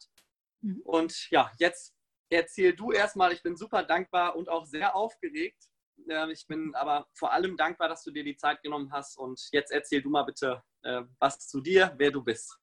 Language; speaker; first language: German; native; German